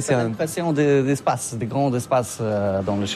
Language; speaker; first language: French; non-native, learner; Polish